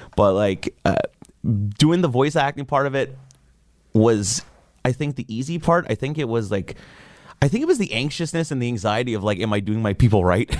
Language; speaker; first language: English; native; English